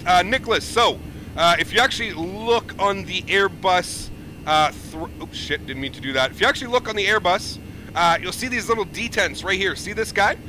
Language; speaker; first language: English; native; English